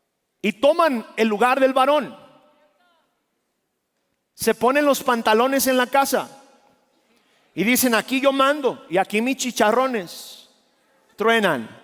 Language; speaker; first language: Spanish; native; Spanish